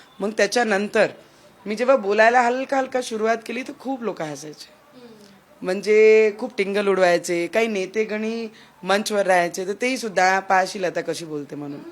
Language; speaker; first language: Marathi; non-native, local second language; Punjabi